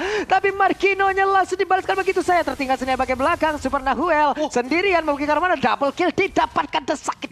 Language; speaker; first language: Indonesian; native; Indonesian